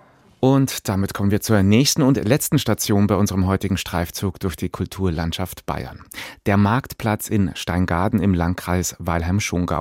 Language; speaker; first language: German; native; German